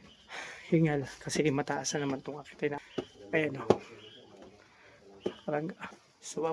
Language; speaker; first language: Filipino; non-native, local second language; Cebuano